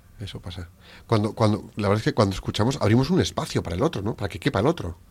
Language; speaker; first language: Spanish; native; Spanish